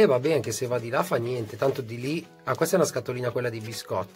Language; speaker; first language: Italian; native; Italian